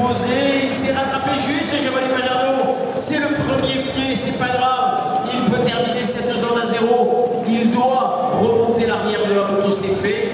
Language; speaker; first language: French; native; French